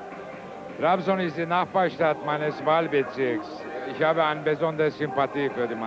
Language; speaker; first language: German; non-native, fluent; Turkish